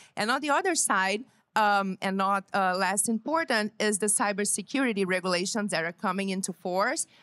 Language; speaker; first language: English; non-native, fluent; Portuguese